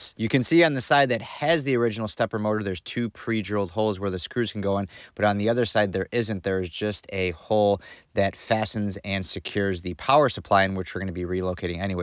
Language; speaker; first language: English; native; English